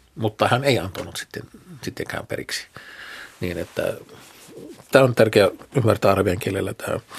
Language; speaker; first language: Finnish; non-native, fluent; Arabic